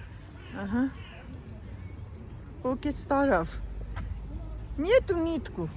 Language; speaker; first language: Russian; non-native, fluent; Armenian